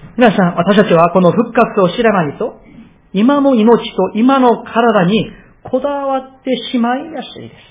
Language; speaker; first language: Japanese; non-native, fluent; Korean